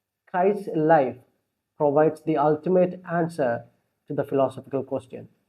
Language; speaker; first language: English; non-native, local second language; Malayalam